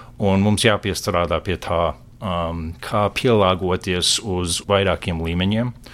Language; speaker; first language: Latvian; early bilingual, heritage; Latvian